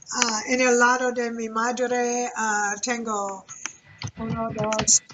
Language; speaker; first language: Spanish; non-native, learner; English